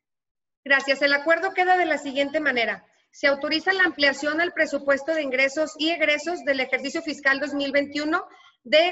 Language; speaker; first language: Spanish; native; Spanish